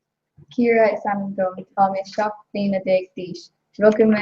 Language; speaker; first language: Irish; non-native, local second language; English